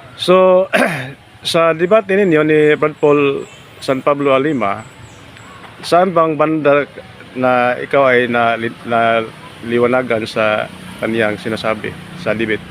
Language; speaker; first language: Filipino; non-native, local second language; Cebuano